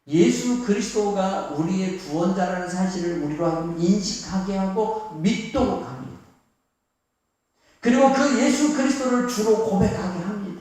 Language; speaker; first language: Korean; native; Korean